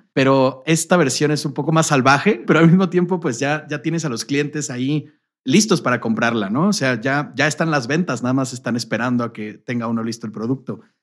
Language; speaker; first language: Spanish; native; Spanish